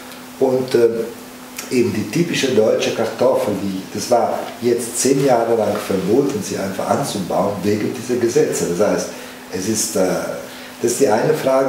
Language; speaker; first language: German; non-native, fluent; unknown